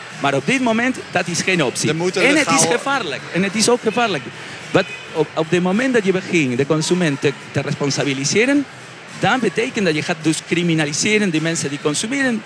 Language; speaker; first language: Dutch; non-native, fluent; Spanish